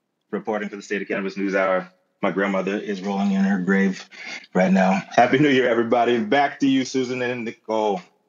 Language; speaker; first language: English; native; English